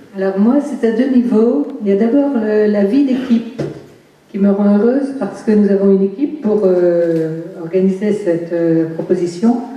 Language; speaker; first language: French; native; French